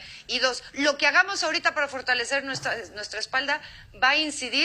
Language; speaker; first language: Spanish; native; Spanish